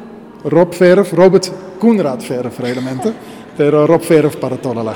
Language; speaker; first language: Spanish; non-native, learner; Dutch